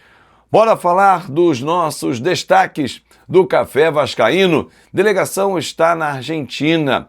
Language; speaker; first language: Portuguese; native; Portuguese